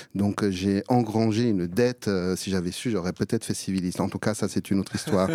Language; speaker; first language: French; native; French